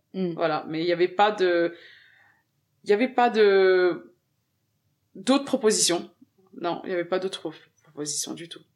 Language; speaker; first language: French; early bilingual, other home language; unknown